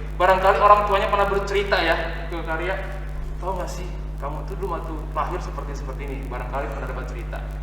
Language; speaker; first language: Indonesian; native; Indonesian